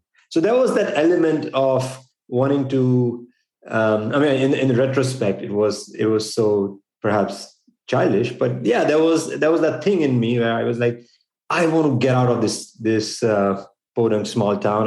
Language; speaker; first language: English; non-native, local second language; Gujarati